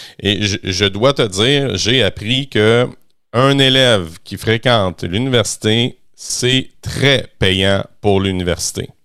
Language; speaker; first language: French; native; French